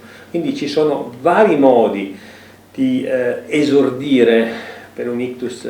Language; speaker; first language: Italian; native; Italian